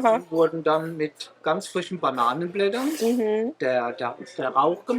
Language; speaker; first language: German; native; German